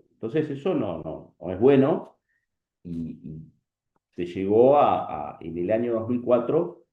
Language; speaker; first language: Spanish; native; Spanish